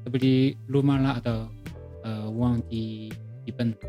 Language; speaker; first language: Indonesian; non-native, learner; Chinese